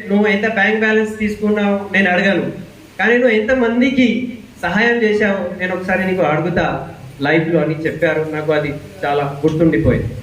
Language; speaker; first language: Telugu; non-native, local second language; Hindi